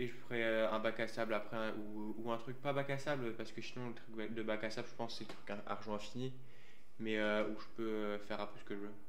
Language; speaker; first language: French; native; French